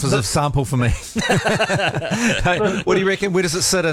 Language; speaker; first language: English; native; English